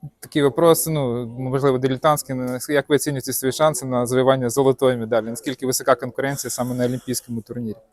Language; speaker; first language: Ukrainian; non-native, local second language; Russian